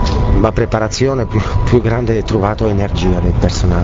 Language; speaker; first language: Italian; non-native, learner; Czech